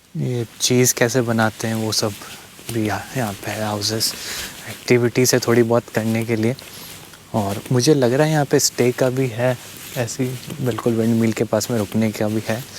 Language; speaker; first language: Hindi; native; Hindi